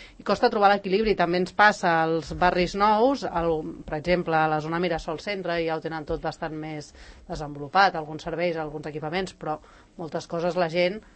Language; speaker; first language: Catalan; native; Catalan